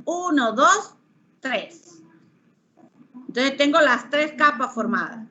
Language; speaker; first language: Spanish; native; Spanish